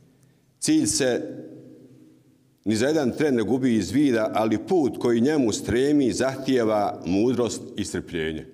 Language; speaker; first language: Bosnian; native; Bosnian